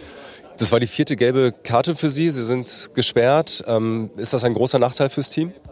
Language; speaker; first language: German; native; German